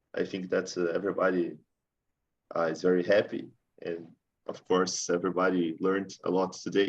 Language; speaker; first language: English; non-native, fluent; Portuguese